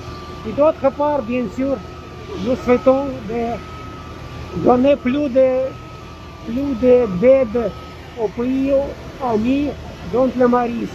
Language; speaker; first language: French; non-native, fluent; Russian